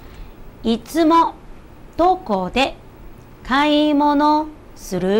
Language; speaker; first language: Japanese; non-native, fluent; Chinese